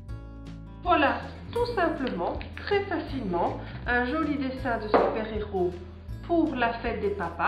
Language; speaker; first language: French; native; French